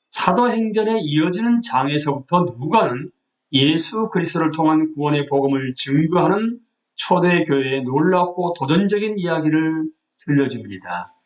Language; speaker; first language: Korean; native; Korean